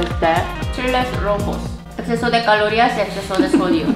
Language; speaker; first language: Spanish; non-native, learner; Korean